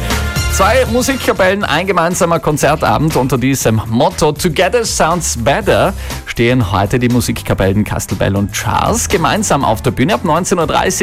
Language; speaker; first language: German; native; German